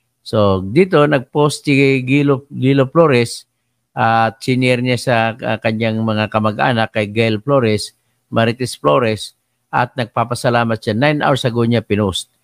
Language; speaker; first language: Filipino; non-native, local second language; Cebuano